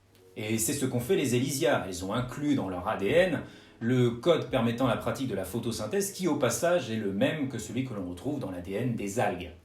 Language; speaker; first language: French; native; French